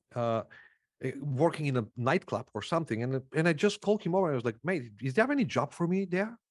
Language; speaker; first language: English; non-native, fluent; Macedonian